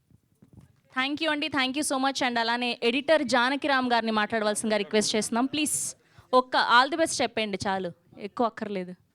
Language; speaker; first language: Telugu; native; Telugu